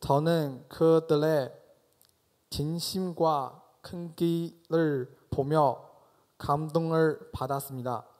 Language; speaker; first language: Korean; non-native, fluent; Chinese